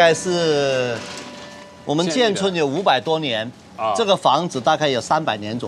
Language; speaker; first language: Chinese; native; Chinese